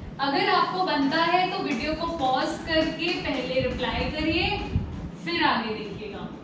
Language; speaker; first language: Hindi; native; Hindi